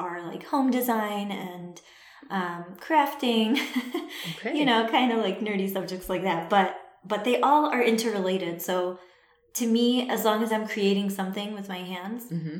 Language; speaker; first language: English; early bilingual, other home language; Assyrian Neo-Aramaic